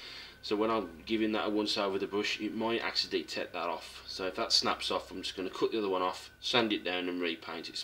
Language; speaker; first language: English; native; English